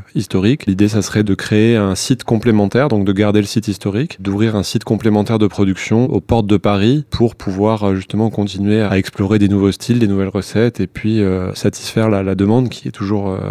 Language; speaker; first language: French; native; French